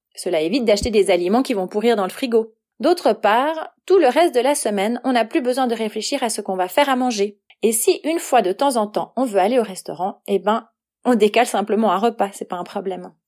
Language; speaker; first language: French; native; French